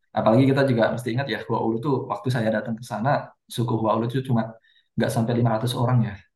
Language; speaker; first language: Indonesian; native; Indonesian